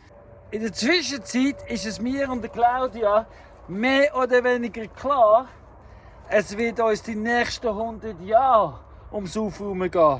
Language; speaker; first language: German; native; German